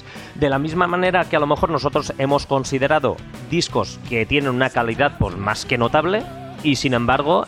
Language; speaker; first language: Spanish; native; Spanish